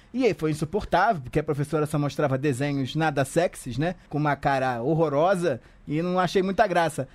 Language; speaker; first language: Portuguese; native; Portuguese